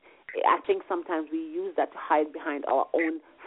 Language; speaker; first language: English; non-native, local second language; Jamaican Creole English